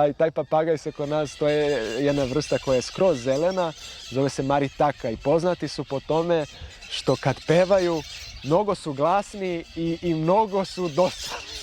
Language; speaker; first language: Serbian; non-native, fluent; Portuguese